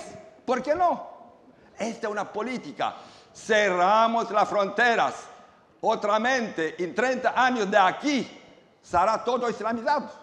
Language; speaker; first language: Spanish; non-native, learner; Romanian